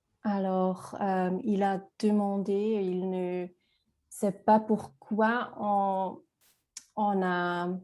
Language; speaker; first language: French; non-native, fluent; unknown